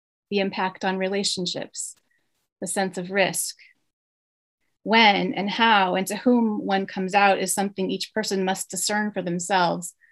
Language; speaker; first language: English; native; English